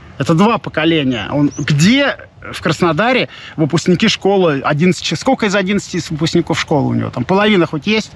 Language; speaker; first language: Russian; native; Russian